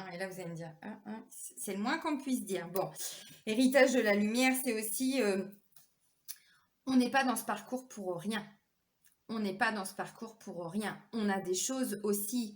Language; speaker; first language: French; native; French